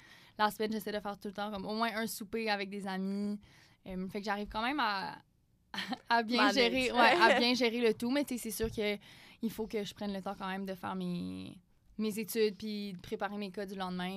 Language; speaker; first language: French; native; French